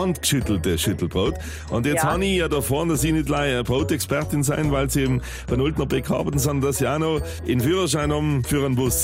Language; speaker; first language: German; native; German